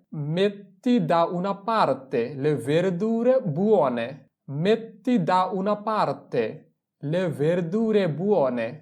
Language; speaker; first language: Italian; non-native, fluent; Bangla